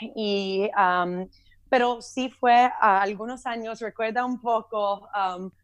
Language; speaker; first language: Spanish; early bilingual, heritage; Spanish